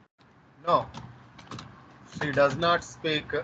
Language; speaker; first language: English; non-native, learner; Telugu